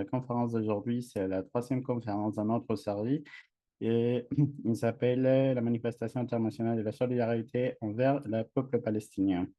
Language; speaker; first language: French; non-native, fluent; English